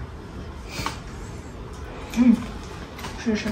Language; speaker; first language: Chinese; non-native, learner; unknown